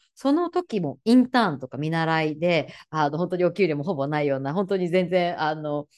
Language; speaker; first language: Japanese; native; Japanese